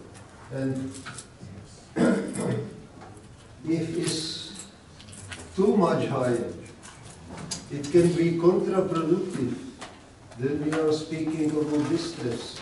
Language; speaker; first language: English; non-native, learner; Czech